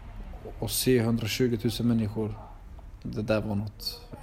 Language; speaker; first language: Swedish; early bilingual, other home language; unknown